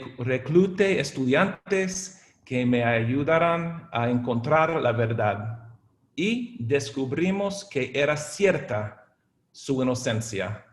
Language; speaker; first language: Spanish; non-native, fluent; English